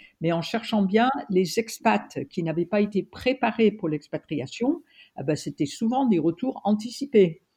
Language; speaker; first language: French; non-native, fluent; English